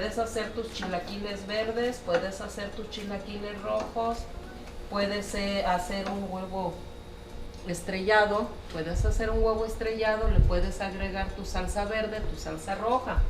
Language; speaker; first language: Spanish; native; Spanish